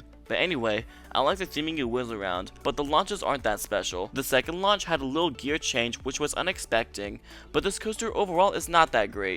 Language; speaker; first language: English; native; English